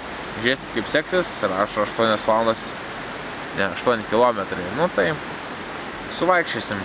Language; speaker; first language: Lithuanian; native; Lithuanian